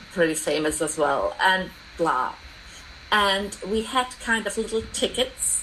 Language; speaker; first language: English; non-native, fluent; German